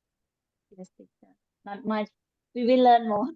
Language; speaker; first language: English; non-native, learner; Khmer